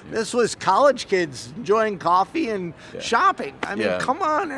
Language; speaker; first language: English; native; English